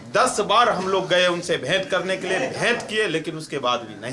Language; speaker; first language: Hindi; native; Hindi